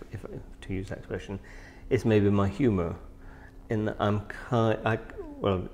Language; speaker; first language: English; native; English